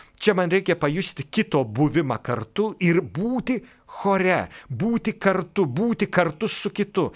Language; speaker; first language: Lithuanian; native; Lithuanian